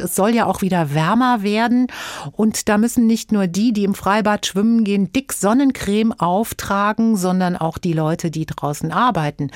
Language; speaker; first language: German; native; German